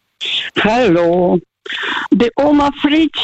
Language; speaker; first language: German; early bilingual, heritage; Russian